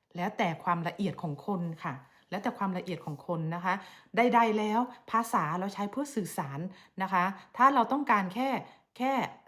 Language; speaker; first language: Thai; native; Thai